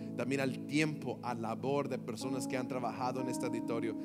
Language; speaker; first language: Spanish; early bilingual, heritage; Spanish